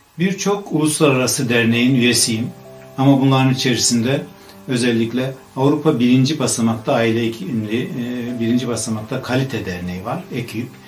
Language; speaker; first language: Turkish; native; Turkish